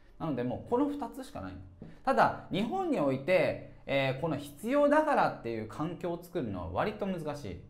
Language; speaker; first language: Japanese; native; Japanese